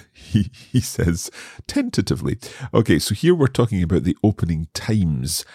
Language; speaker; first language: English; native; English